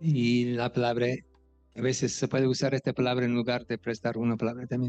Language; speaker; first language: Spanish; non-native, fluent; English